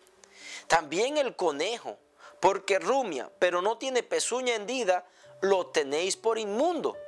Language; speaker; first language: Spanish; native; Spanish